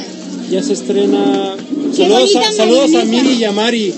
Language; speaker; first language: Spanish; native; Spanish